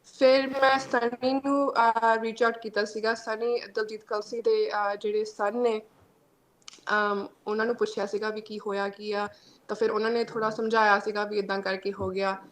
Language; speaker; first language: Punjabi; early bilingual, heritage; Punjabi